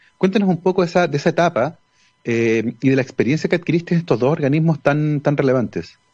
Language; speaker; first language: Spanish; native; Spanish